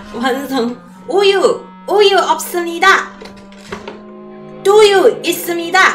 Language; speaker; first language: Korean; non-native, learner; Cantonese